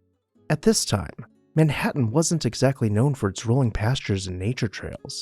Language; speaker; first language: English; native; English